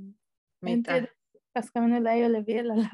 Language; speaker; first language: Finnish; non-native, learner; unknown